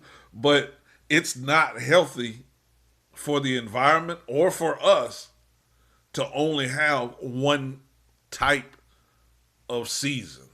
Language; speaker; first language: English; native; English